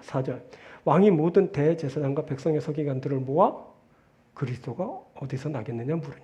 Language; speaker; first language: Korean; native; Korean